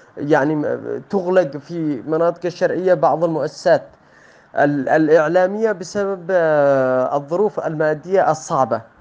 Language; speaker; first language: Arabic; native; Arabic